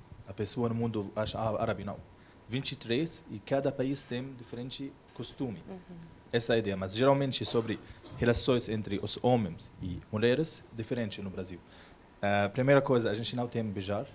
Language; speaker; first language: Portuguese; non-native, learner; Arabic